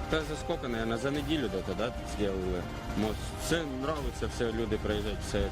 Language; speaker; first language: Russian; non-native, local second language; Ukrainian